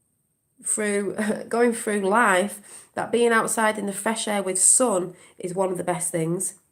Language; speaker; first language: English; native; English